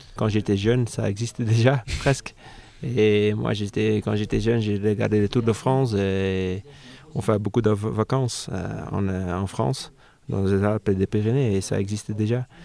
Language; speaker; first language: French; non-native, local second language; Dutch